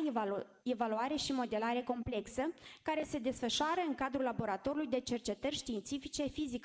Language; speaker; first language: Romanian; native; Romanian